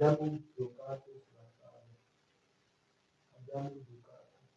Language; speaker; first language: Italian; non-native, learner; French